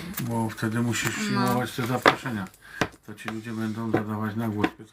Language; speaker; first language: Polish; native; Polish